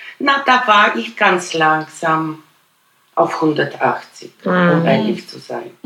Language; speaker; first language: German; non-native, fluent; Polish